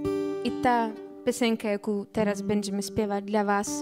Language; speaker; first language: Polish; non-native, learner; Belarusian